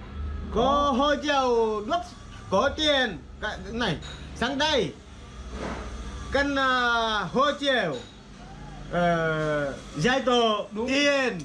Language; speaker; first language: Vietnamese; non-native, learner; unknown